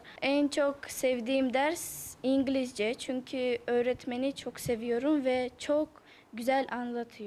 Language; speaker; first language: Turkish; early bilingual, heritage; Turkish